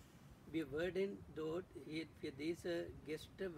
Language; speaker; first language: German; non-native, learner; Sinhala